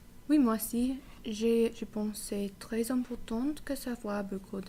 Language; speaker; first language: French; non-native, learner; English